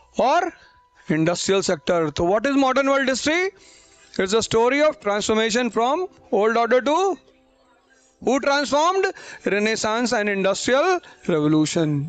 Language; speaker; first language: Hindi; native; Hindi